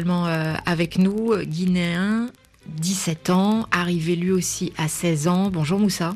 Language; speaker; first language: French; native; French